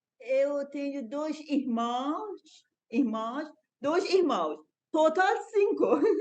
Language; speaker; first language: Portuguese; non-native, learner; Persian